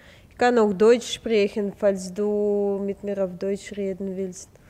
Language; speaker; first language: German; non-native, fluent; Belarusian